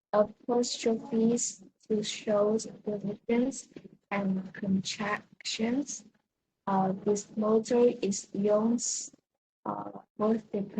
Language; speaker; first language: English; non-native, learner; Vietnamese